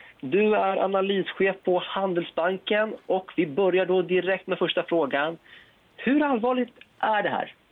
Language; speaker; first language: Swedish; native; Swedish